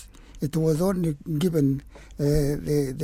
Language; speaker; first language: English; non-native, local second language; Kikuyu